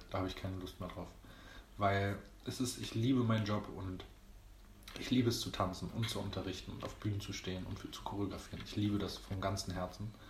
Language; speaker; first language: German; early bilingual, other home language; Greek